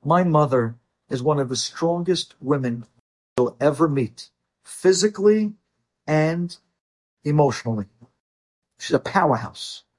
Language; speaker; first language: English; native; English